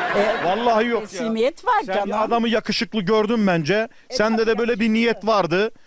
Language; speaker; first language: Turkish; native; Turkish